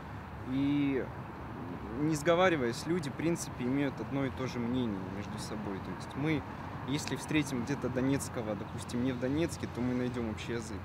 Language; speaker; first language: Russian; native; Russian